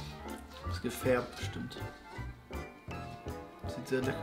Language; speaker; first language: German; native; German